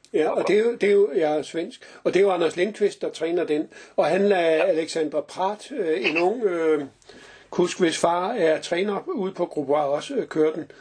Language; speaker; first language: Danish; native; Danish